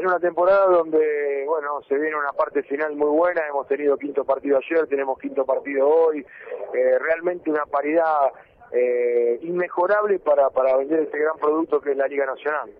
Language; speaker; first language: Spanish; native; Spanish